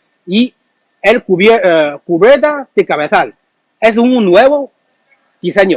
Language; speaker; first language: Spanish; non-native, learner; Chinese